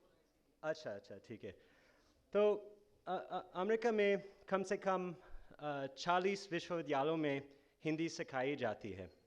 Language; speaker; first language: Hindi; non-native, fluent; English